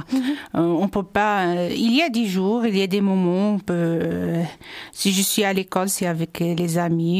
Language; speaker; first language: French; non-native, local second language; Arabic